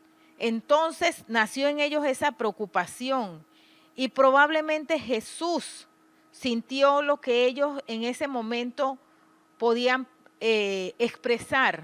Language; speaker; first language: Spanish; native; Spanish